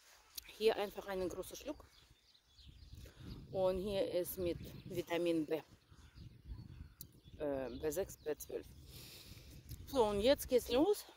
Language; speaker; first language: German; non-native, fluent; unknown